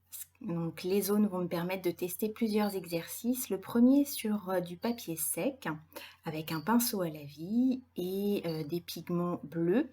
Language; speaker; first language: French; native; French